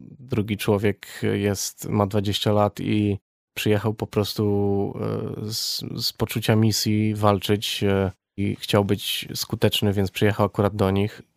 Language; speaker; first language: Polish; native; Polish